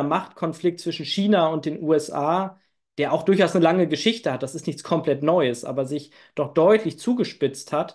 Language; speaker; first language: German; native; German